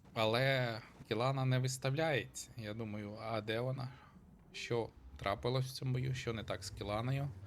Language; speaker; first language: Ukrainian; non-native, local second language; Russian